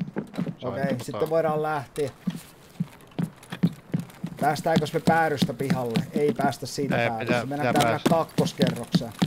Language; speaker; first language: Finnish; native; Finnish